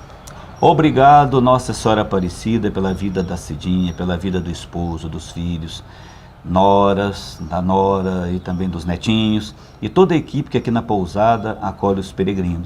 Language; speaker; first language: Portuguese; native; Portuguese